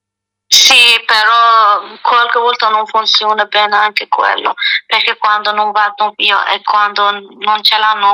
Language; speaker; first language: Italian; non-native, learner; Persian